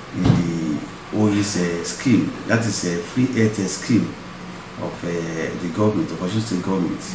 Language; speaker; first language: English; non-native, local second language; Yoruba